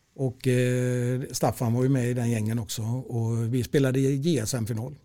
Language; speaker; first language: Swedish; native; Swedish